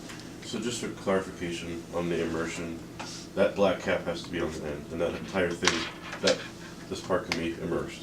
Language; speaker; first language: English; native; English